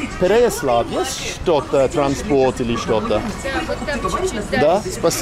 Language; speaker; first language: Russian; non-native, learner; English